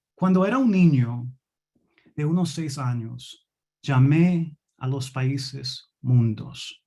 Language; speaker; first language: Spanish; early bilingual, other home language; English